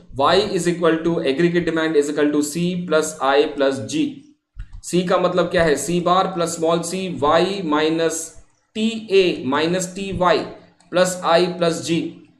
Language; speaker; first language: Hindi; non-native, local second language; Bangla